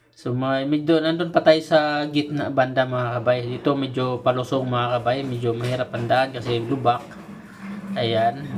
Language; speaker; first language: Filipino; native; Filipino